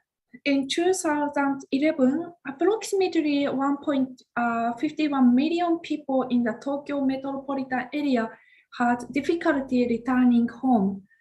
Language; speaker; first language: English; non-native, learner; Japanese